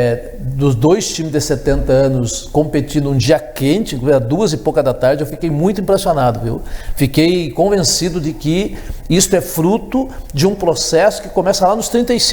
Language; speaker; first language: Portuguese; native; Portuguese